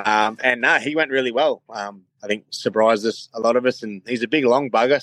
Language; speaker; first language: English; native; English